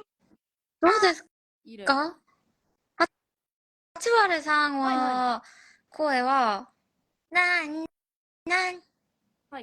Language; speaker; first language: Japanese; non-native, learner; Korean